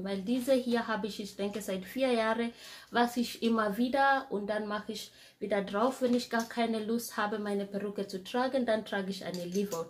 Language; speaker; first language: German; non-native, fluent; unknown